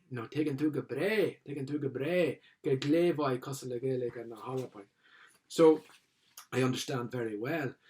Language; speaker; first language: Irish; non-native, local second language; English